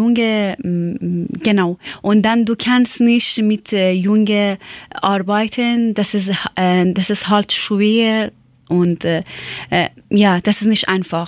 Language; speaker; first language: German; non-native, learner; Persian